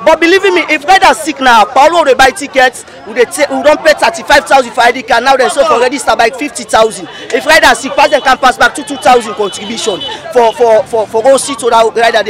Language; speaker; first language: English; non-native, local second language; Krio